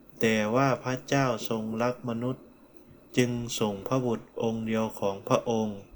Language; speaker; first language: Thai; non-native, fluent; Korean